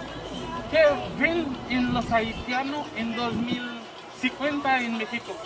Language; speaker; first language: Spanish; non-native, learner; Haitian Creole